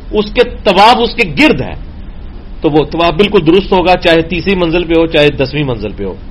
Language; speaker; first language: Urdu; non-native, local second language; Punjabi